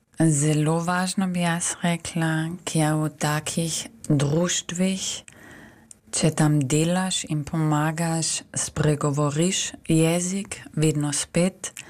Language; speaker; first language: Slovenian; native; Slovenian